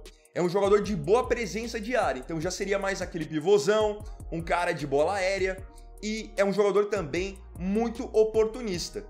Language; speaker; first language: Portuguese; native; Portuguese